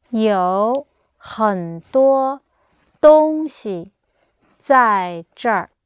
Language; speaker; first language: Chinese; non-native, learner; English